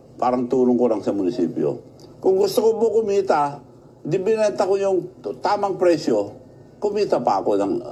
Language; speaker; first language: Filipino; non-native, local second language; Iloko